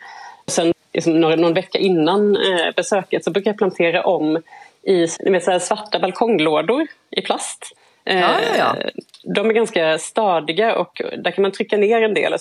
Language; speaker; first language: Swedish; native; Swedish